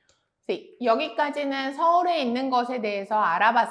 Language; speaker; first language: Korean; non-native, fluent; Spanish